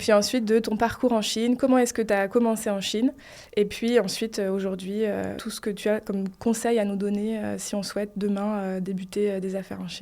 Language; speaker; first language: French; native; French